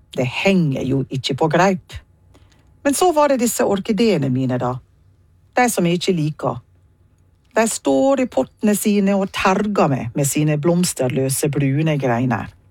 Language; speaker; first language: Norwegian; non-native, fluent; English